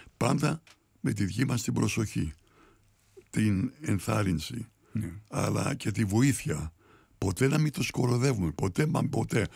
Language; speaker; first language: Greek; early bilingual, heritage; Greek